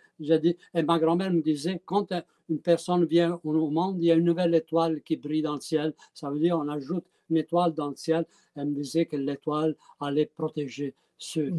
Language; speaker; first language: French; early bilingual, other home language; Italian